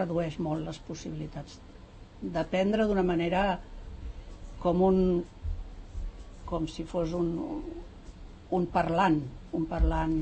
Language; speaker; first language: Catalan; native; Catalan